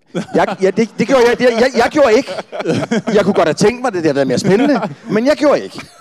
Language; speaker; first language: Danish; native; Danish